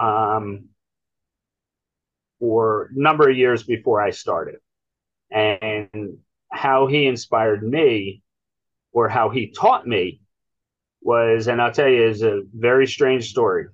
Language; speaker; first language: English; native; English